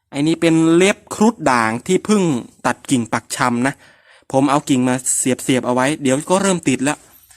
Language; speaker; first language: Thai; non-native, local second language; Northern Khmer